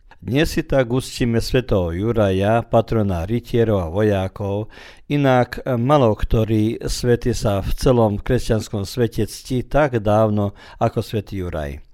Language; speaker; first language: Slovak; early bilingual, heritage; Croatian